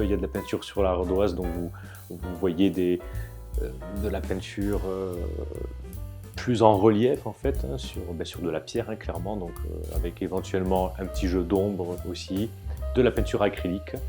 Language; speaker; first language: French; native; French